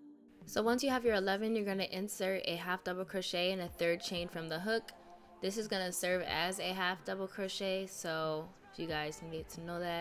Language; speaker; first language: English; native; English